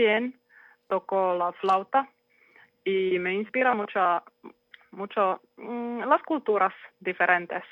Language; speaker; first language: Spanish; non-native, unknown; Finnish